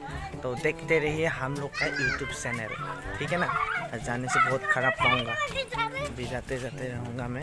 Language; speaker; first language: Hindi; non-native, local second language; Assamese